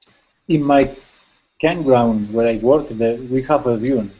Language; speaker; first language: English; non-native, fluent; Spanish